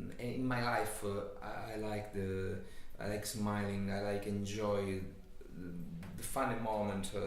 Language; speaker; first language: English; non-native, learner; Italian